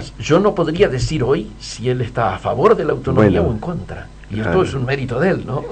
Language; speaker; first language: Spanish; native; Spanish